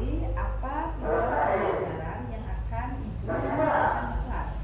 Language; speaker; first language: Indonesian; native; Indonesian